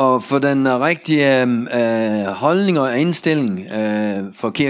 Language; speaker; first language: Danish; non-native, fluent; Russian